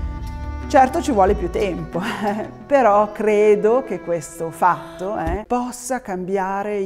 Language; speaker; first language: Italian; native; Italian